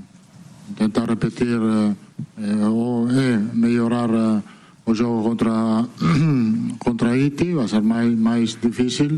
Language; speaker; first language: Portuguese; non-native, fluent; Italian